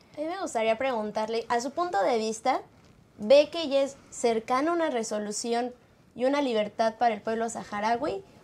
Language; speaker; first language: Spanish; native; Spanish